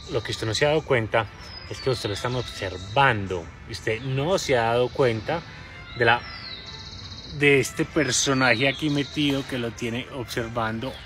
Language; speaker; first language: Spanish; native; Spanish